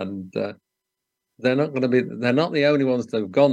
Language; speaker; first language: English; native; English